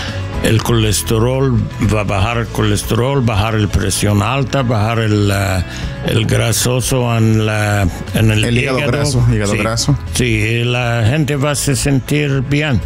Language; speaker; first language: Spanish; non-native, learner; English